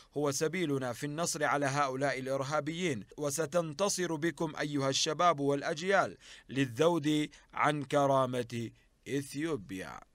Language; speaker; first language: Arabic; non-native, fluent; Amharic